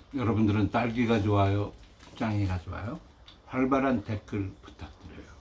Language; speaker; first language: Korean; native; Korean